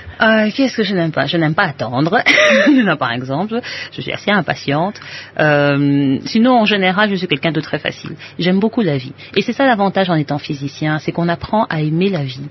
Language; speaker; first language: French; native; French